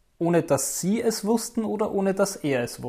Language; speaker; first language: German; native; German